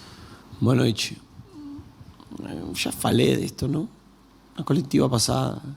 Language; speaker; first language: Portuguese; non-native, learner; Spanish